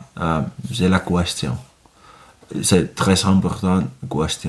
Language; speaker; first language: French; non-native, learner; Finnish